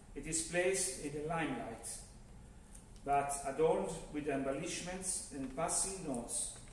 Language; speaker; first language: English; non-native, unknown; Italian